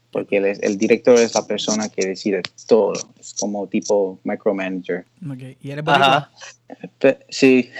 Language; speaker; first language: Spanish; early bilingual, heritage; Spanish